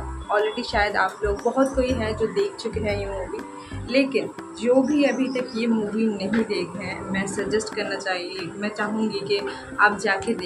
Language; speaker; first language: Hindi; non-native, local second language; Bangla